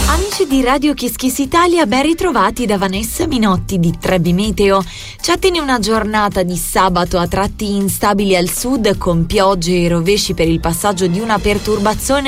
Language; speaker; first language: Italian; native; Italian